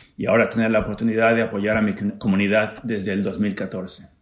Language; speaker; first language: Spanish; native; Spanish